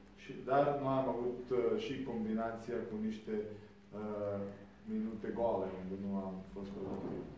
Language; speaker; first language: Romanian; non-native, fluent; Serbian